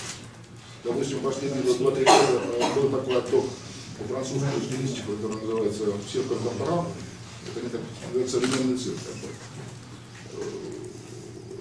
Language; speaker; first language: Russian; native; Russian